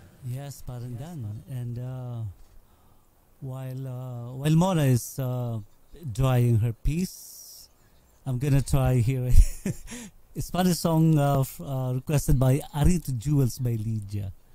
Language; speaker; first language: English; non-native, local second language; Filipino